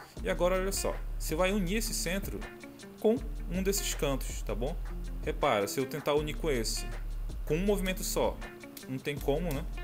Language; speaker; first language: Portuguese; native; Portuguese